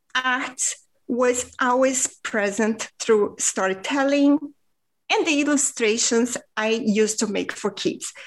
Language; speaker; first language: English; non-native, fluent; Portuguese